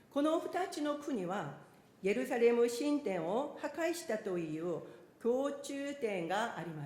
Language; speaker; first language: Japanese; non-native, fluent; Korean